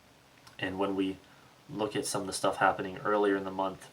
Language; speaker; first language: English; native; English